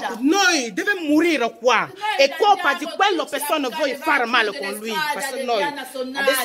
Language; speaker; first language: Italian; non-native, learner; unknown